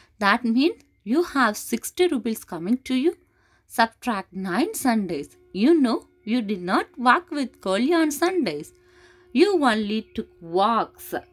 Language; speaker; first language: English; non-native, local second language; Tamil